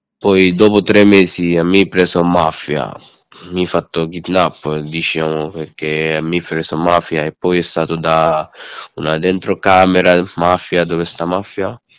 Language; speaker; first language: Italian; non-native, learner; Bangla